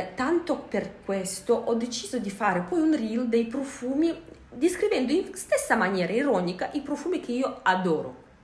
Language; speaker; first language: Italian; non-native, fluent; Russian